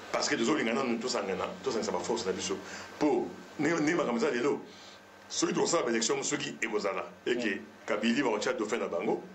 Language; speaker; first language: French; non-native, local second language; Lingala